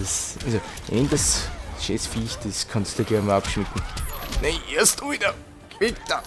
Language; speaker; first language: German; native; German